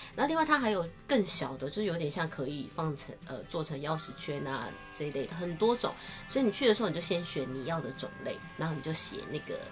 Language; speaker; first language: Chinese; native; Chinese